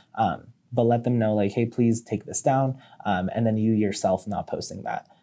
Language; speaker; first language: English; native; English